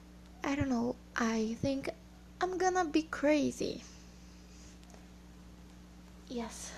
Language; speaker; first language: English; non-native, learner; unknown